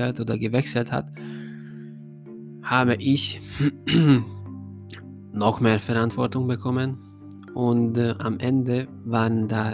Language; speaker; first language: German; non-native, fluent; Hungarian